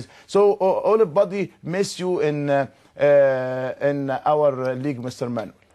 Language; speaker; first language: English; non-native, learner; Arabic